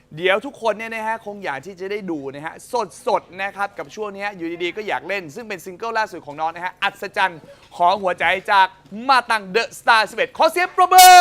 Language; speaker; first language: Thai; native; Thai